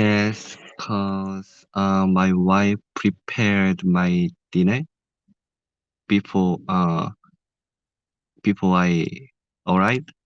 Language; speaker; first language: English; non-native, learner; Korean